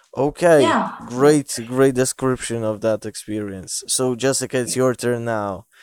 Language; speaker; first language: English; non-native, fluent; Bosnian